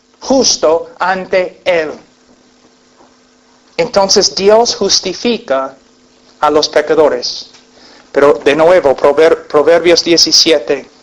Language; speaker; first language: Spanish; non-native, fluent; English